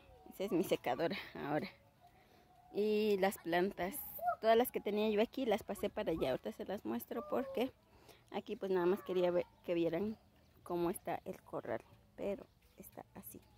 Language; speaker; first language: Spanish; native; Spanish